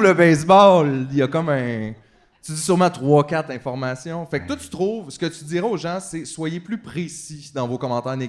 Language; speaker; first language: French; native; French